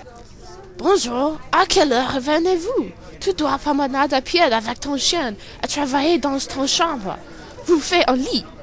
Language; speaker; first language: French; non-native, learner; English